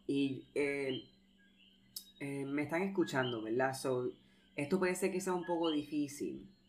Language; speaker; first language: Spanish; early bilingual, heritage; Spanish